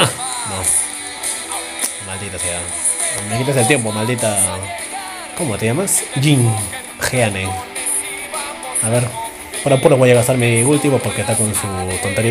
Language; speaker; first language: Spanish; native; Spanish